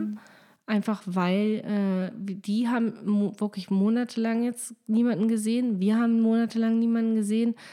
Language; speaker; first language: German; native; German